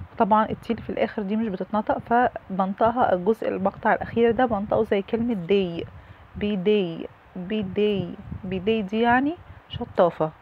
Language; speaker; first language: Arabic; native; Arabic